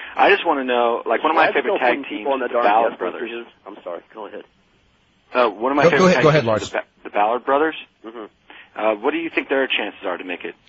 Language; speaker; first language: English; native; English